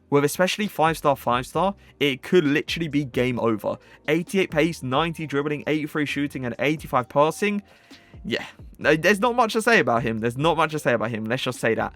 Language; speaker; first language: English; native; English